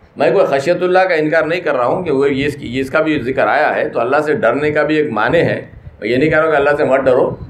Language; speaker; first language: Urdu; native; Urdu